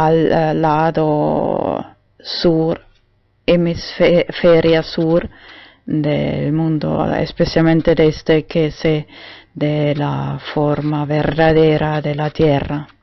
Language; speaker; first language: Spanish; non-native, learner; German